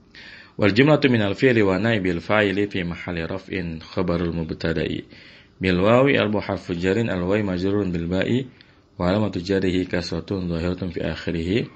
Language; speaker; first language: Arabic; non-native, fluent; Indonesian